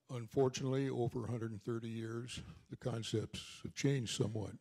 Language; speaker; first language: English; native; English